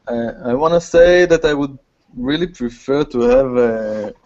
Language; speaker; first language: English; non-native, fluent; Hebrew